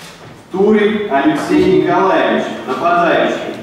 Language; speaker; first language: Russian; native; Russian